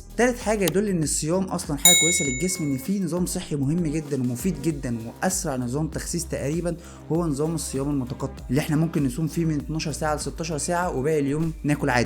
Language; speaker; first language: Arabic; native; Arabic